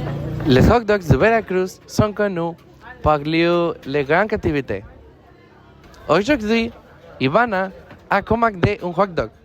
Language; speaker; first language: French; non-native, learner; Spanish